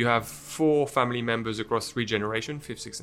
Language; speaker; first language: English; non-native, fluent; French